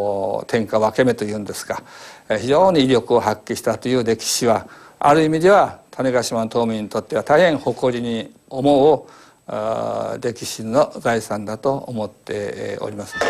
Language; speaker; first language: Japanese; native; Japanese